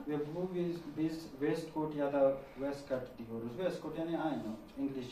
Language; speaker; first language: Turkish; non-native, learner; Pashto